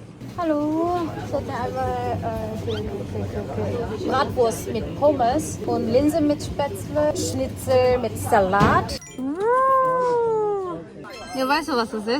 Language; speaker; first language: German; non-native, fluent; Korean